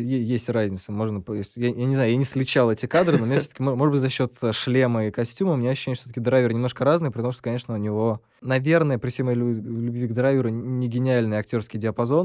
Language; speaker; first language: Russian; native; Russian